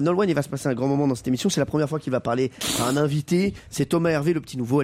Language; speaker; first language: French; native; French